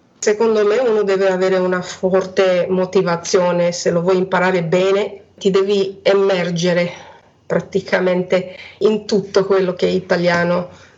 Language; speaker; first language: Italian; non-native, fluent; Hungarian